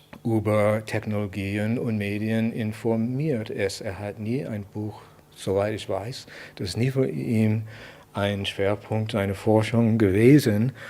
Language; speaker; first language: German; non-native, fluent; English